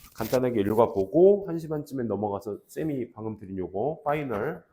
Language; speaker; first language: Korean; native; Korean